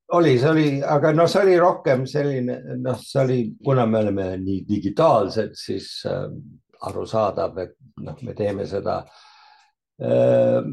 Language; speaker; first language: Estonian; early bilingual, heritage; Estonian